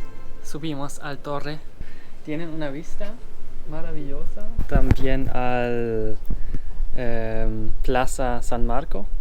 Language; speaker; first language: Spanish; non-native, fluent; German